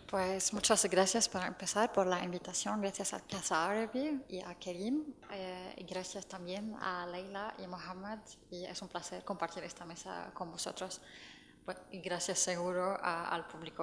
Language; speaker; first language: Spanish; non-native, fluent; Arabic